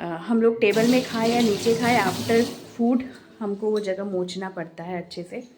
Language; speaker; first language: Hindi; non-native, local second language; Bangla